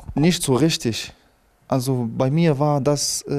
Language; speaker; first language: German; non-native, fluent; Arabic